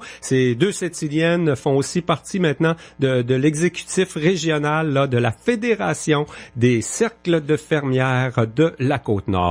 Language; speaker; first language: French; native; French